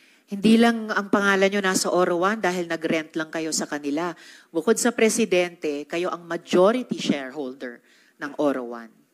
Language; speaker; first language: Filipino; native; Filipino